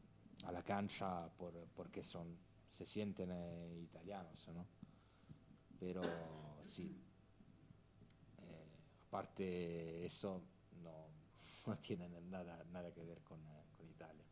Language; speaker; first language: Spanish; non-native, fluent; Italian